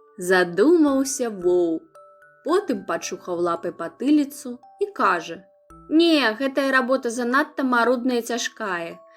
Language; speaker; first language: Belarusian; non-native, local second language; Russian